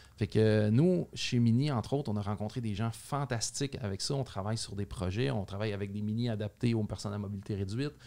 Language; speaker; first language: French; native; French